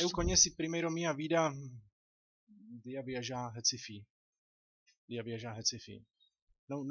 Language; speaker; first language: Portuguese; non-native, learner; Czech